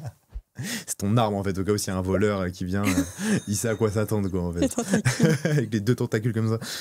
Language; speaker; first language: French; native; French